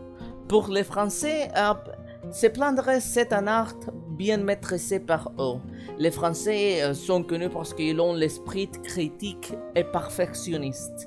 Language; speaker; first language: French; non-native, fluent; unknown